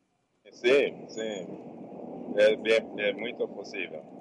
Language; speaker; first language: Portuguese; non-native, fluent; English